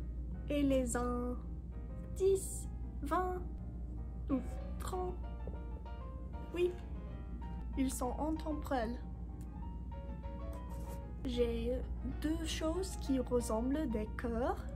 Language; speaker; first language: French; non-native, learner; English